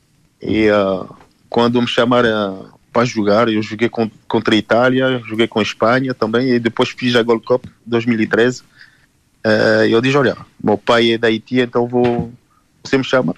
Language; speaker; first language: Portuguese; non-native, learner; French